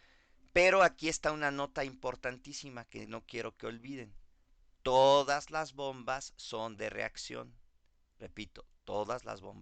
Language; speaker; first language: Spanish; native; Spanish